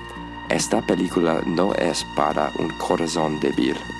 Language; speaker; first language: Spanish; non-native, learner; English